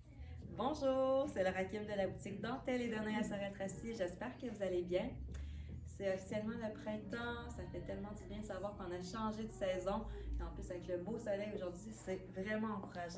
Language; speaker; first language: French; native; French